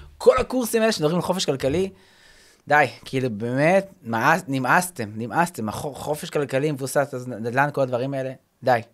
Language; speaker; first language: Hebrew; early bilingual, other home language; English